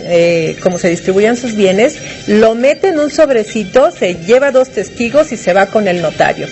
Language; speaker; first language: Spanish; native; Spanish